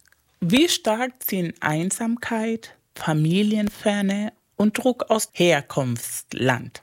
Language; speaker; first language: German; non-native, fluent; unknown